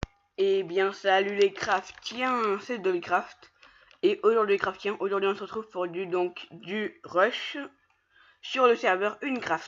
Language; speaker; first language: French; native; French